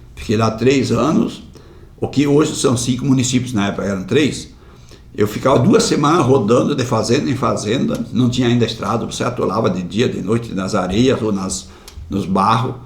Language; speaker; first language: Portuguese; non-native, local second language; German